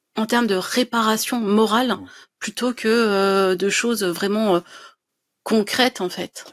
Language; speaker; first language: French; native; French